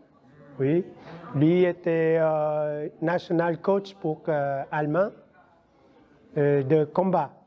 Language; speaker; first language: French; non-native, learner; Vietnamese